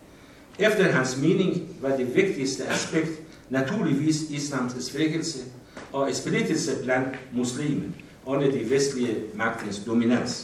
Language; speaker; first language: Danish; non-native, fluent; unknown